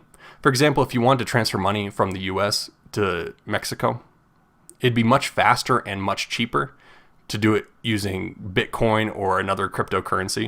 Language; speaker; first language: English; native; English